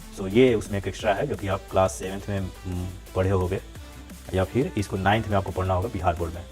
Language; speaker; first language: Hindi; native; Hindi